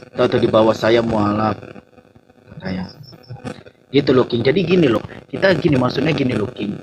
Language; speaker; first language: Indonesian; native; Indonesian